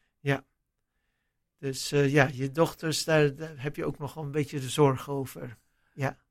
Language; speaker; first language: Dutch; native; Dutch